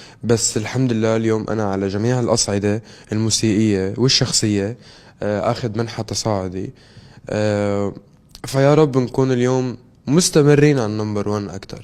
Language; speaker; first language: Arabic; native; Arabic